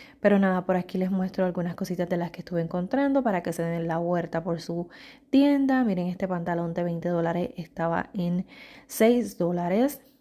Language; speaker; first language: Spanish; native; Spanish